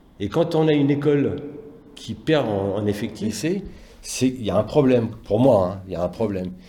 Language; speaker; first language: French; native; French